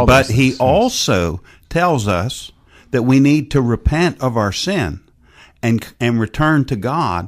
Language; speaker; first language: English; native; English